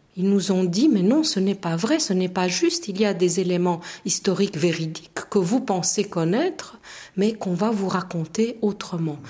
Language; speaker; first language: French; non-native, fluent; Romanian